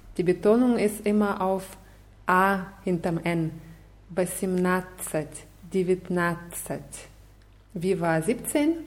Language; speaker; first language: German; non-native, fluent; Russian